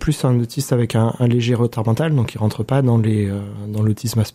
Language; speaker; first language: French; native; French